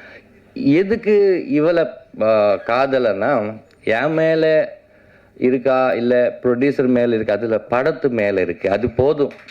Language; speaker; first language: Tamil; non-native, learner; Telugu